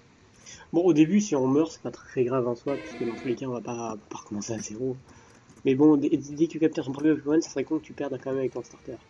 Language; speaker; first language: French; native; French